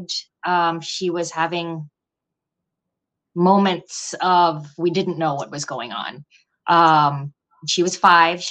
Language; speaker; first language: English; non-native, local second language; Filipino